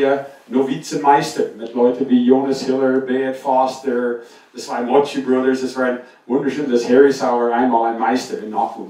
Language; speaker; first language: German; non-native, fluent; English